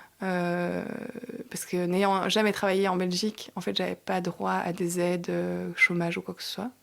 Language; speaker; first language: French; native; French